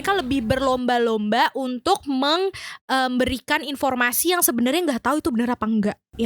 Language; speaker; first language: Indonesian; native; Indonesian